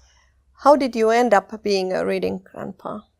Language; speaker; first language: English; non-native, fluent; Finnish